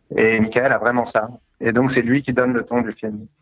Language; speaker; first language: French; native; French